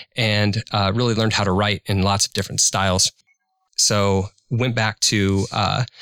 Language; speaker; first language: English; native; English